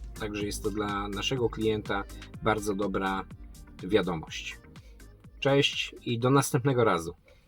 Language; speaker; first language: Polish; native; Polish